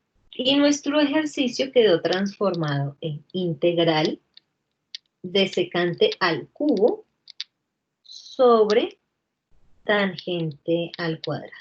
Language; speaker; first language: Spanish; native; Spanish